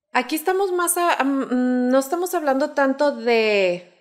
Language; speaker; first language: Spanish; native; Spanish